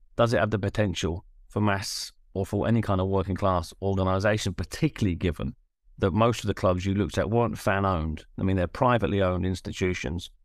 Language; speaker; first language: English; native; English